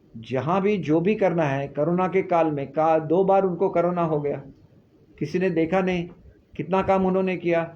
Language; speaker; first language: Hindi; non-native, local second language; Marathi